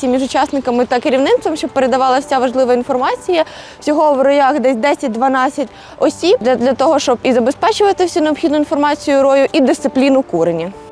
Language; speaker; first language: Ukrainian; native; Ukrainian